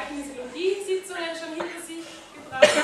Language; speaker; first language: German; native; German